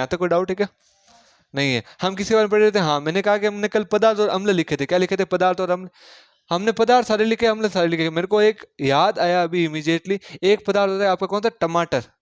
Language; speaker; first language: Hindi; native; Hindi